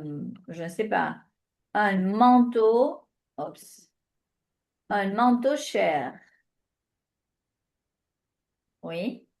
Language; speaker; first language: French; non-native, fluent; Spanish